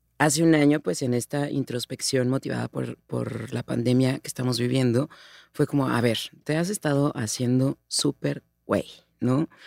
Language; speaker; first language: Spanish; native; Spanish